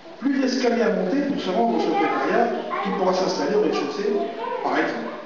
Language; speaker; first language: French; native; French